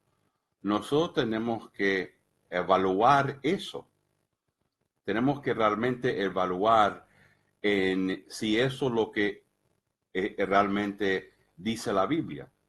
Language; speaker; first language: Spanish; early bilingual, heritage; Spanish